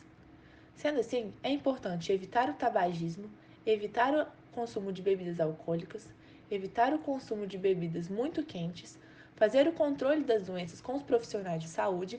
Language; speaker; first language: Portuguese; native; Portuguese